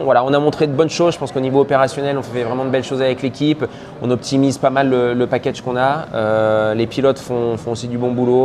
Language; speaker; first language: French; native; French